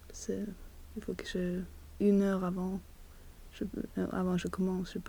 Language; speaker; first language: French; non-native, learner; Swedish